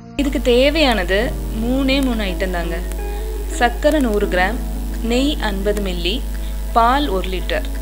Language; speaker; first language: Tamil; non-native, local second language; Malayalam